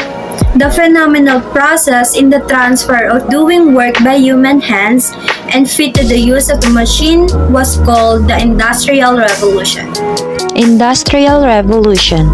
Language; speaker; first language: English; non-native, local second language; Filipino